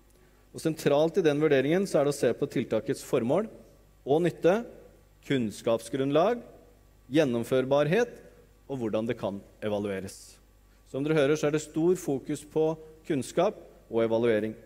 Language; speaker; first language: Norwegian; native; Norwegian